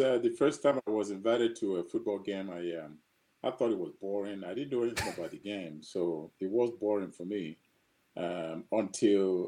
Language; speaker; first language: English; non-native, local second language; Igbo